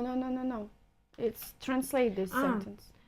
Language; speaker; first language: English; non-native, fluent; Russian